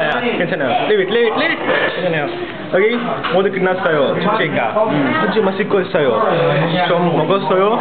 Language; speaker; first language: Korean; non-native, learner; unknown